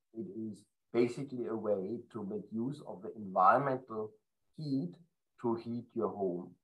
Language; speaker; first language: English; non-native, fluent; German